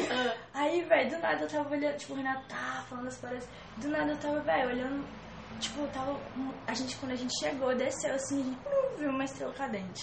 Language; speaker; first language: Portuguese; native; Portuguese